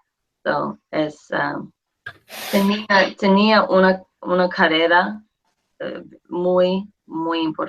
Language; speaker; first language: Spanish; non-native, fluent; English